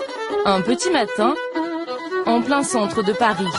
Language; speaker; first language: French; native; French